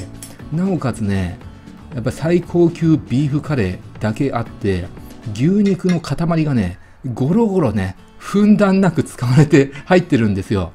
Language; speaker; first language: Japanese; native; Japanese